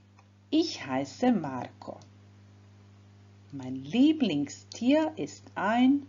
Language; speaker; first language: German; non-native, fluent; Croatian